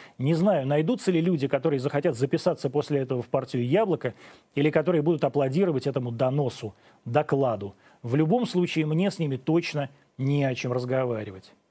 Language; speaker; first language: Russian; native; Russian